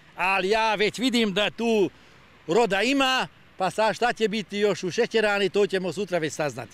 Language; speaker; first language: Serbian; non-native, local second language; Hungarian